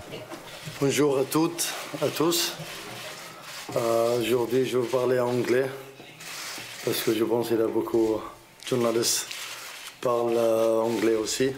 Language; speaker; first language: French; non-native, learner; Arabic